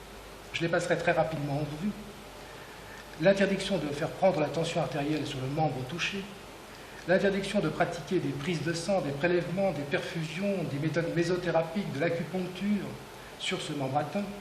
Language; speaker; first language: French; native; French